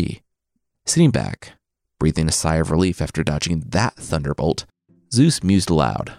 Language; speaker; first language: English; native; English